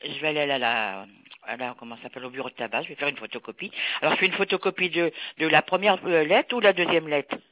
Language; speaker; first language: French; native; French